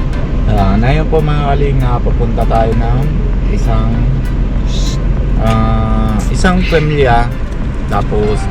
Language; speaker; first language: Filipino; non-native, learner; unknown